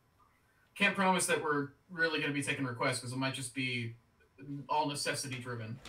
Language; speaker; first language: English; native; English